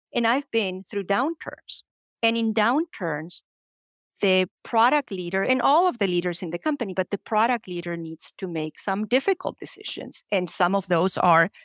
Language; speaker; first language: English; non-native, fluent; Spanish